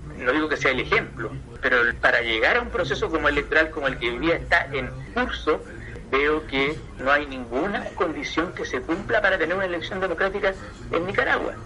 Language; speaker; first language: Spanish; native; Spanish